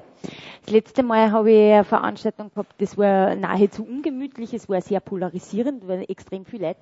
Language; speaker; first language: German; native; German